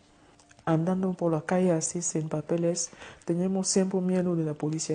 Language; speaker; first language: Spanish; non-native, learner; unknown